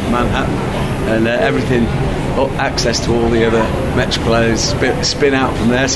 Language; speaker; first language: English; native; English